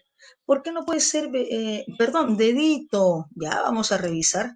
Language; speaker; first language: Spanish; native; Spanish